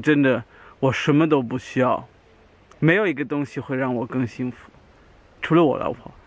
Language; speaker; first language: Chinese; non-native, fluent; German